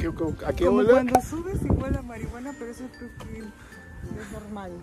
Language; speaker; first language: Spanish; native; Spanish